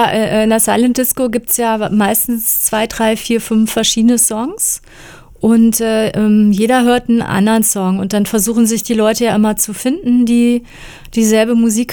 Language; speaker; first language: German; native; German